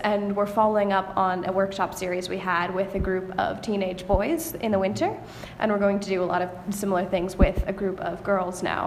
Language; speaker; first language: English; native; English